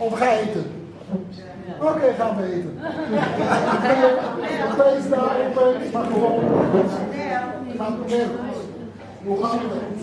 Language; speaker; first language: Dutch; non-native, learner; Hebrew